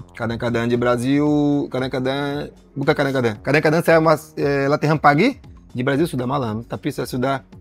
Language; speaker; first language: Indonesian; non-native, learner; Portuguese